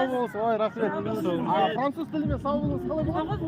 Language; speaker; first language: Kazakh; non-native, local second language; Russian